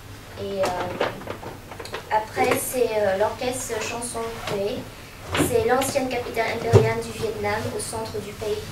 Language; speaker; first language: French; non-native, fluent; Vietnamese